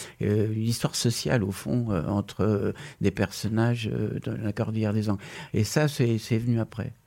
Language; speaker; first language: French; non-native, fluent; Spanish